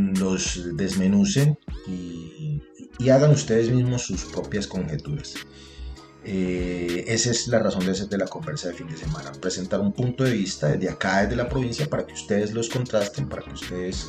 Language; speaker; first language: Spanish; native; Spanish